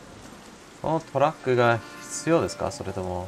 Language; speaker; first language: Japanese; non-native, learner; English